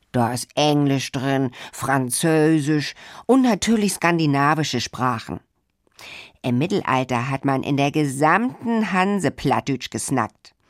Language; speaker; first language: German; native; German